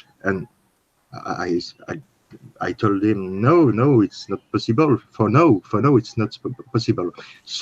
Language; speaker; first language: English; non-native, learner; French